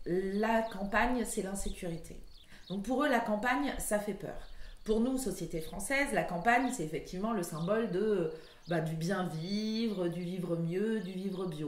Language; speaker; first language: French; native; French